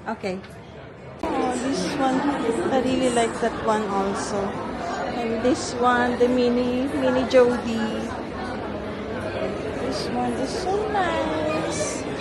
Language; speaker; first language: English; non-native, fluent; Filipino